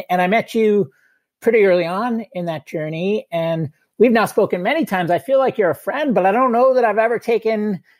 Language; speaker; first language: English; native; English